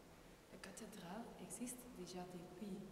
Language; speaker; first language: French; non-native, learner; Dutch